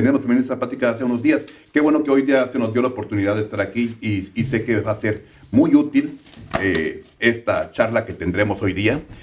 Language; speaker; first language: Spanish; native; Spanish